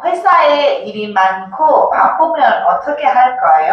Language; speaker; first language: Korean; non-native, fluent; Nepali